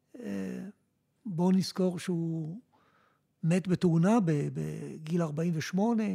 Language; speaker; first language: Hebrew; early bilingual, other home language; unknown